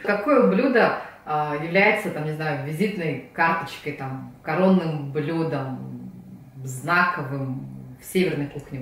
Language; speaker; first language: Russian; native; Russian